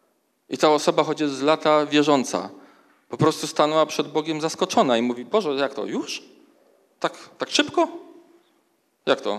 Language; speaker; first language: Polish; native; Polish